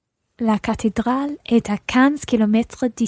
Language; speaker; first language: French; non-native, learner; English